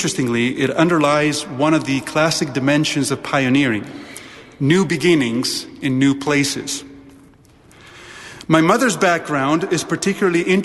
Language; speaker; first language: English; non-native, fluent; Italian